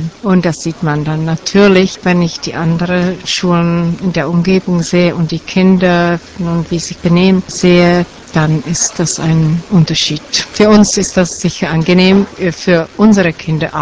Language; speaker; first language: German; non-native, fluent; Czech